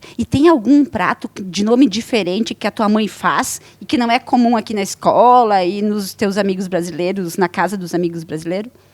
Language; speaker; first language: Portuguese; native; Portuguese